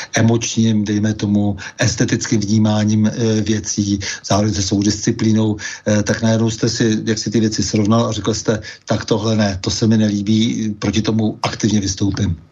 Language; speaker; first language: Czech; native; Czech